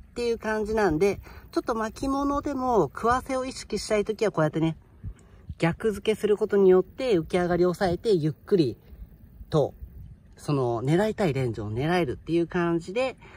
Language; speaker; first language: Japanese; native; Japanese